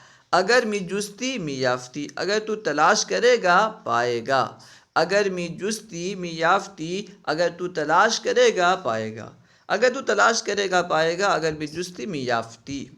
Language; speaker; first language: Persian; non-native, learner; Urdu